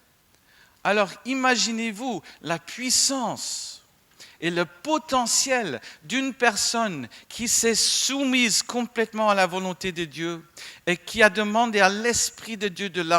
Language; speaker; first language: French; non-native, fluent; English